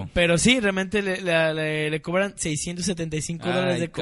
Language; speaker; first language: Spanish; native; Spanish